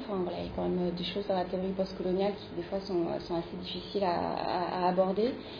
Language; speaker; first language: French; native; French